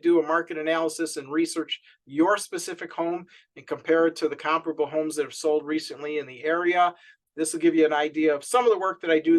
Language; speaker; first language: English; native; English